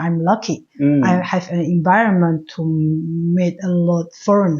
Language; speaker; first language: English; non-native, learner; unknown